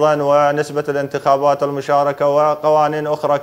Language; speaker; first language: Arabic; native; Arabic